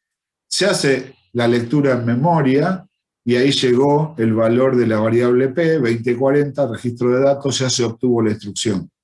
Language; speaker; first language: Spanish; native; Spanish